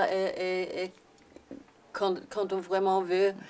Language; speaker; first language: French; non-native, learner; Swedish